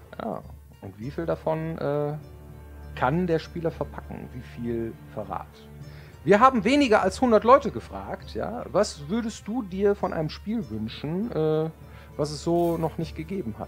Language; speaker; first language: German; native; German